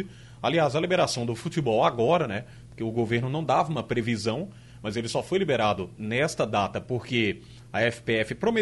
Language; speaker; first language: Portuguese; native; Portuguese